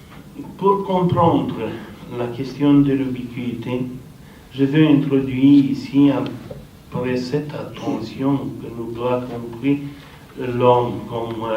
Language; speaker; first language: French; non-native, fluent; Romanian